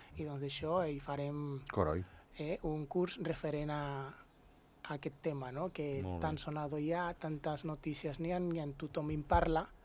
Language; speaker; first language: Catalan; non-native, local second language; Spanish